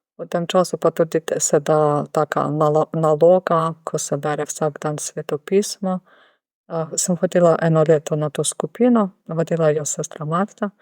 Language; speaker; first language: Slovenian; non-native, fluent; Ukrainian